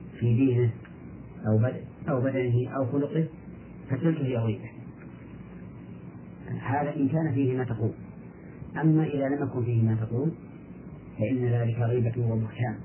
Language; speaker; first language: Arabic; native; Arabic